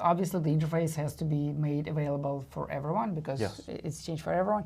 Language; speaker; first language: English; non-native, fluent; Russian